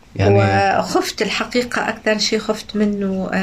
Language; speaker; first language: Arabic; native; Arabic